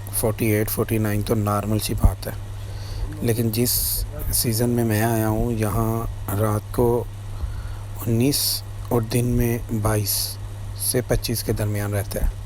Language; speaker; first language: Urdu; non-native, local second language; Punjabi